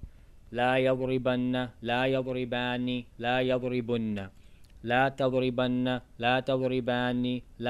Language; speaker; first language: Arabic; non-native, fluent; English